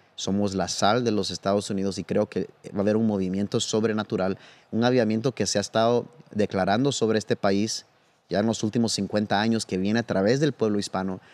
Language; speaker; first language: Spanish; early bilingual, heritage; Spanish